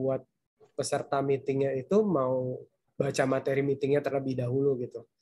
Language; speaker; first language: Indonesian; native; Indonesian